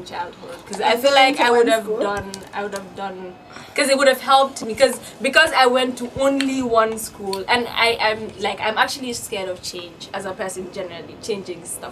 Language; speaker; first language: English; non-native, local second language; Wolof